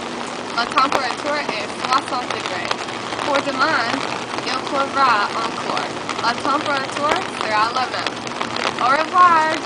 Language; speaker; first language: French; non-native, learner; English